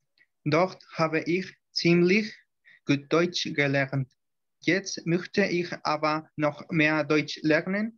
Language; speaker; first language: German; non-native, learner; Spanish